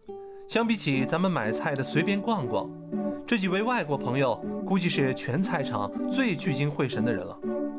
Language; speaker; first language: Chinese; native; Chinese